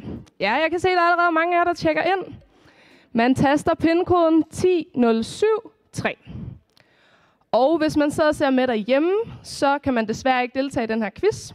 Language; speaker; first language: Danish; native; Danish